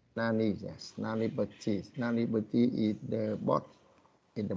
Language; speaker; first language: English; non-native, learner; Vietnamese